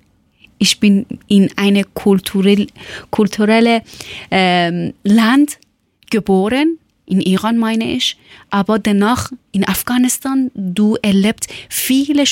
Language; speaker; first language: German; non-native, learner; Persian